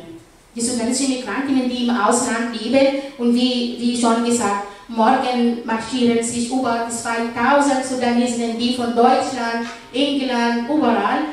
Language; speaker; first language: German; non-native, fluent; Arabic